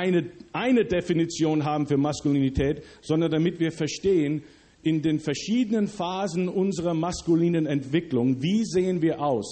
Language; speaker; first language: German; early bilingual, other home language; English